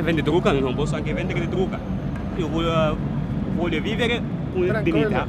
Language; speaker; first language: Italian; non-native, learner; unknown